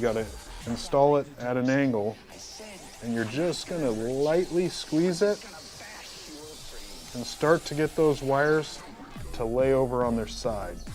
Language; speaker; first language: English; native; English